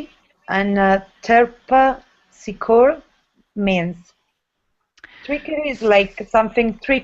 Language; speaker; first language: English; non-native, learner; Italian